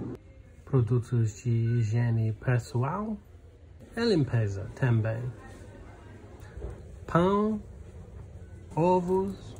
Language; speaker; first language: Portuguese; non-native, learner; English